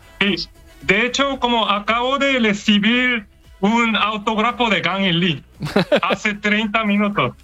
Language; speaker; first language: Spanish; non-native, learner; Korean